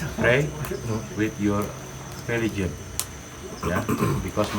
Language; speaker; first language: English; non-native, learner; Indonesian